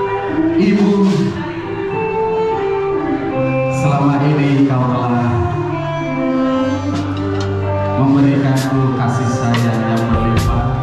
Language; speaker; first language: Indonesian; native; Indonesian